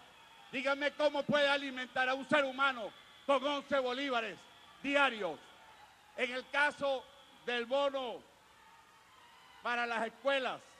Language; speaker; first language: Spanish; native; Spanish